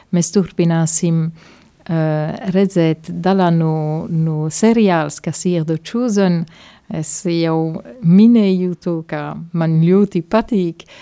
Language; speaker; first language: Latvian; non-native, fluent; Italian